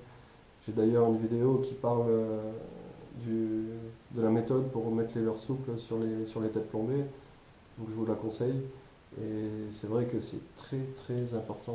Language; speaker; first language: French; native; French